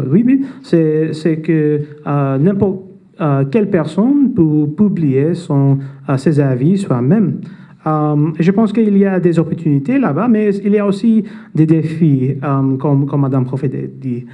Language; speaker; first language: French; non-native, fluent; English